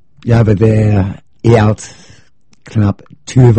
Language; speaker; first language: Danish; non-native, fluent; English